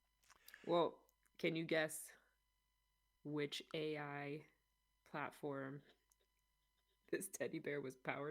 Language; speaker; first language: English; native; English